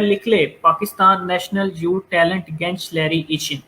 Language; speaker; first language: Turkish; non-native, learner; Urdu